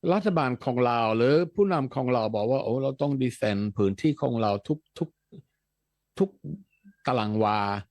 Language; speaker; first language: Thai; non-native, fluent; Dutch